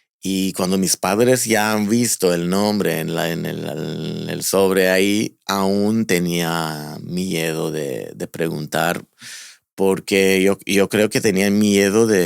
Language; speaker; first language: Spanish; non-native, fluent; Hebrew